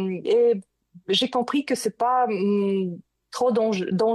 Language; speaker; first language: French; non-native, learner; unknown